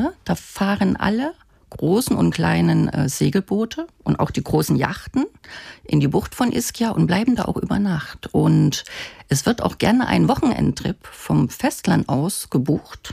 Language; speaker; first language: German; native; German